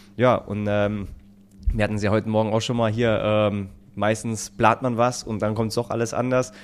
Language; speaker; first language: German; native; German